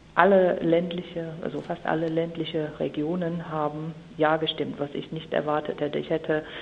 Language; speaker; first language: German; non-native, fluent; English